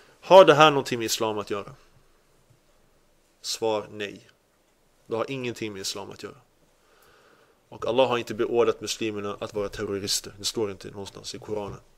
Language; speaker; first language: Swedish; early bilingual, other home language; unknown